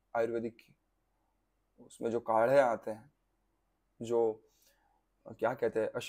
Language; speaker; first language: Hindi; non-native, local second language; Gujarati